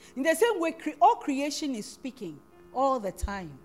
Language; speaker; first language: English; non-native, local second language; Akan